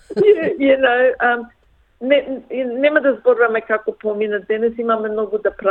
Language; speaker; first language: Macedonian; early bilingual, heritage; Macedonian